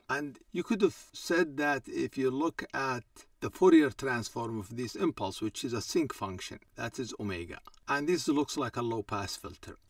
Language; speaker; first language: English; non-native, fluent; Arabic